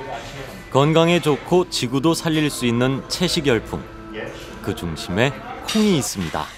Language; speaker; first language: Korean; native; Korean